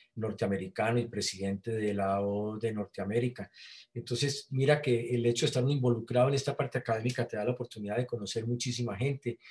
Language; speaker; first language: Spanish; native; Spanish